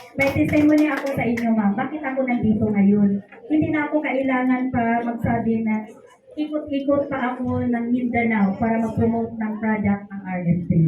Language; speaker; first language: Filipino; non-native, local second language; Hiligaynon